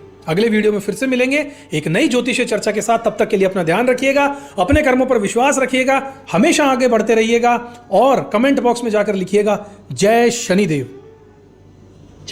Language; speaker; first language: Hindi; native; Hindi